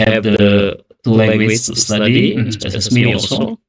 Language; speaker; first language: English; non-native, learner; Indonesian